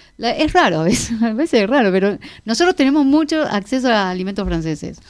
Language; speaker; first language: Spanish; native; Spanish